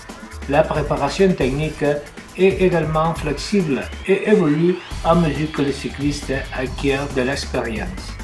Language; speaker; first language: French; non-native, learner; Spanish